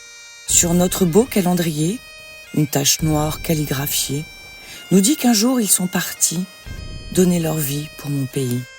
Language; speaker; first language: French; native; French